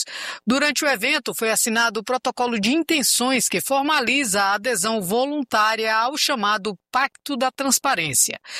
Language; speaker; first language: Portuguese; native; Portuguese